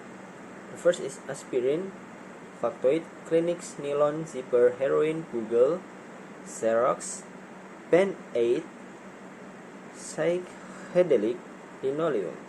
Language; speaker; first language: English; non-native, learner; Indonesian